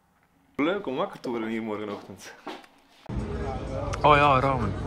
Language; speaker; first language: Dutch; native; Dutch